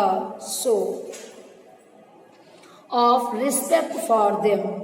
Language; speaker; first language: English; non-native, local second language; Hindi